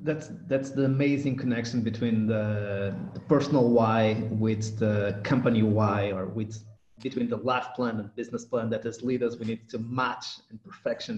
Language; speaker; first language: English; non-native, fluent; Portuguese